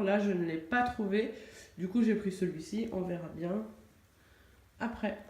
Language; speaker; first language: French; native; French